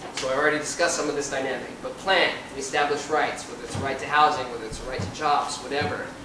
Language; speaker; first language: English; native; English